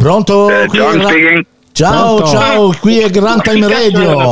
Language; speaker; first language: Italian; native; Italian